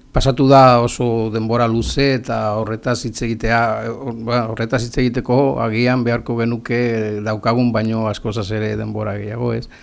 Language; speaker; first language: Basque; non-native, local second language; Spanish